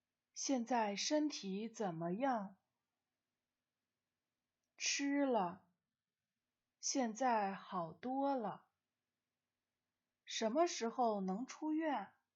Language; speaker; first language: Chinese; non-native, fluent; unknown